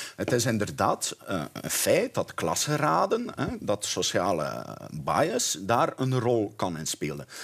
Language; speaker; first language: Dutch; native; Dutch